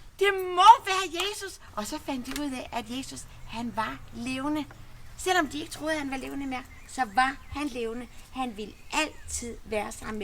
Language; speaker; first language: Danish; native; Danish